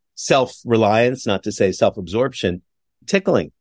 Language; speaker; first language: English; native; English